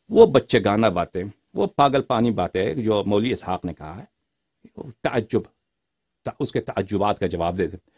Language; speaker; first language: Urdu; non-native, fluent; Persian